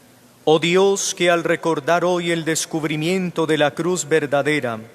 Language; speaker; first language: Spanish; native; Spanish